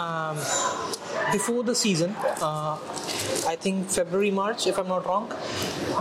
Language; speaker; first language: English; non-native, local second language; Punjabi